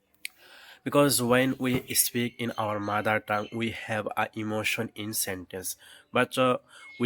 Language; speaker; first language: English; non-native, learner; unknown